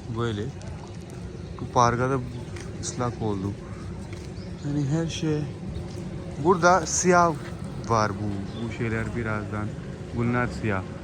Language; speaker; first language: Turkish; non-native, learner; Urdu